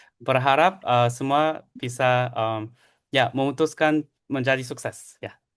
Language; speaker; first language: Indonesian; non-native, fluent; Korean